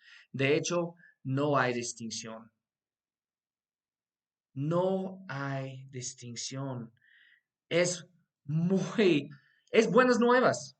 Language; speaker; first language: Spanish; non-native, fluent; English